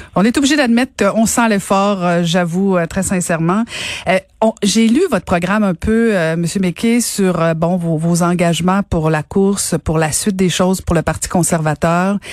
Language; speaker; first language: French; native; French